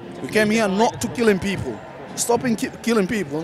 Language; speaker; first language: English; non-native, learner; Arabic